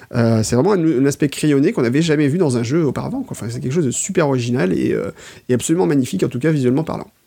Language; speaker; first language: French; native; French